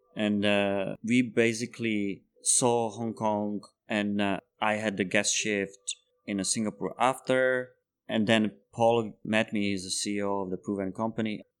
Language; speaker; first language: English; non-native, fluent; Czech